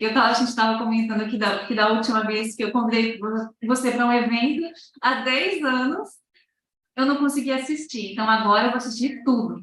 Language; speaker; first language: Portuguese; native; Portuguese